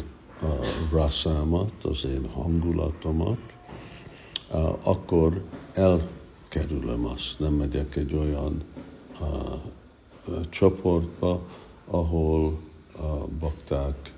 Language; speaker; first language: Hungarian; early bilingual, heritage; Hungarian